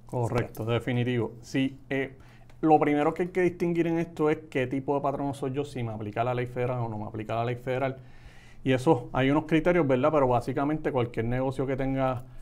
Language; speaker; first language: Spanish; native; Spanish